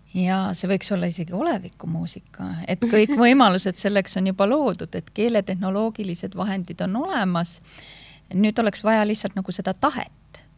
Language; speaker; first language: Estonian; native; Estonian